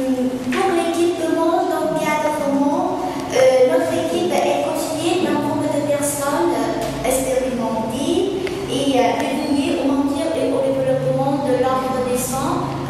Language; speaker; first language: French; non-native, fluent; Vietnamese